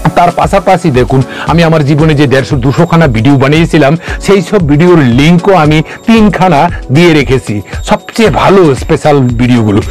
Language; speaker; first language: Bangla; non-native, local second language; Kok Borok